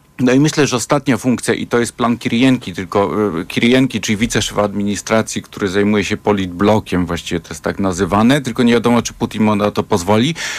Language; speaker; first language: Polish; native; Polish